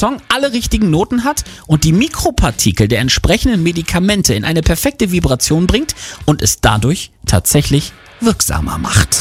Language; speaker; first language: German; native; German